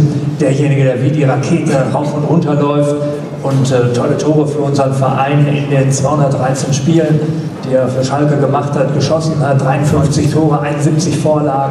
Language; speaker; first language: German; native; German